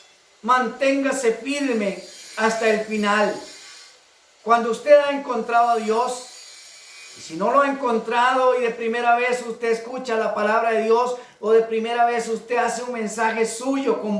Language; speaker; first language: Spanish; native; Spanish